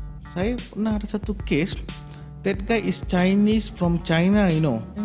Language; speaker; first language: English; non-native, local second language; Malay